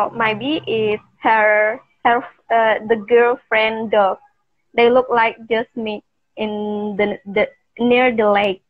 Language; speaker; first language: English; non-native, learner; Indonesian